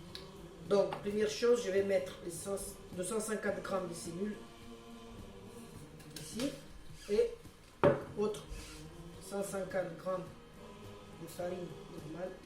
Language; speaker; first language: French; non-native, fluent; Italian